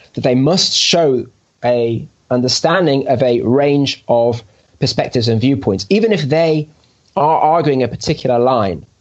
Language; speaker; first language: English; native; English